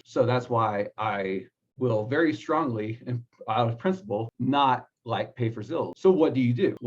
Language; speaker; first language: English; native; English